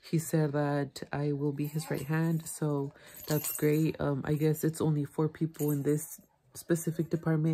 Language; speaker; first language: English; early bilingual, other home language; Spanish